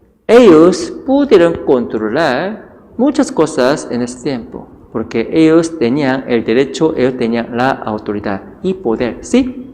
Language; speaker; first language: Spanish; non-native, fluent; Korean